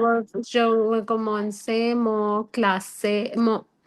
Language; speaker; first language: French; non-native, learner; Hindi